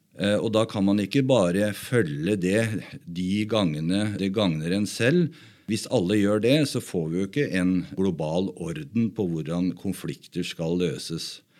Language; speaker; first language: Norwegian; native; Norwegian